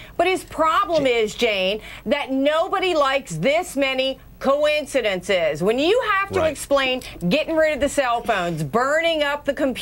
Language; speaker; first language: English; native; English